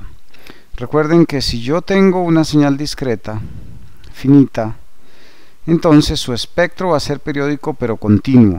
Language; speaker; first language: Spanish; native; Spanish